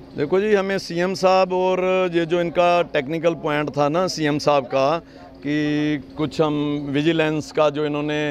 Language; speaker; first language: Hindi; non-native, local second language; Punjabi